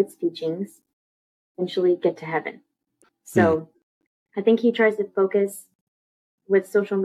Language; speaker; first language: English; native; English